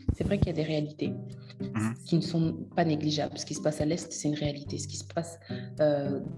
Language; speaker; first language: French; native; French